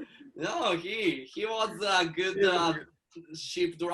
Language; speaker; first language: English; non-native, learner; Japanese